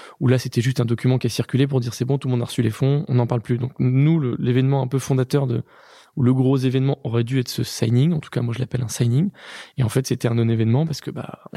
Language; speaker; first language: French; native; French